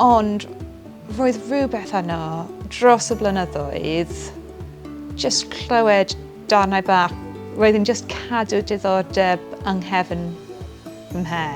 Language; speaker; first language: Welsh; non-native, fluent; English